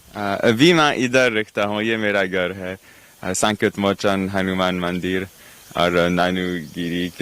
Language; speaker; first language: Hindi; non-native, learner; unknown